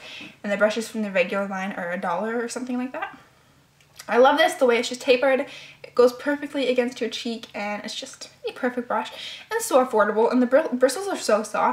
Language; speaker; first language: English; native; English